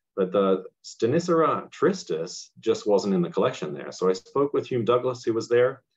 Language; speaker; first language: English; native; English